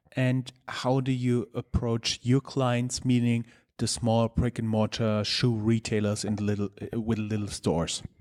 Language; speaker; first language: English; non-native, fluent; German